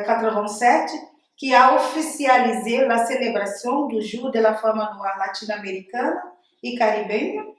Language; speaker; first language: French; non-native, learner; Portuguese